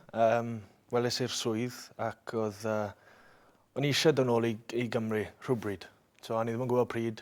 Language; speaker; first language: Welsh; native; Welsh